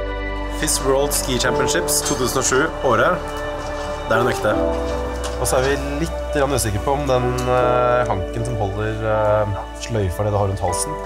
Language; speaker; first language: Norwegian; native; Norwegian